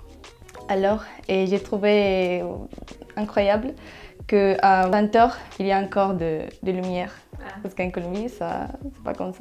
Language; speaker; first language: French; non-native, fluent; Spanish